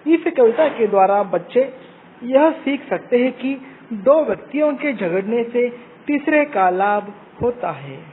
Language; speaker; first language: Hindi; non-native, local second language; Kannada